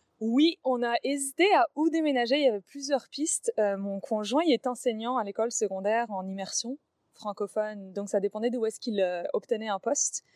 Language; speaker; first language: French; native; French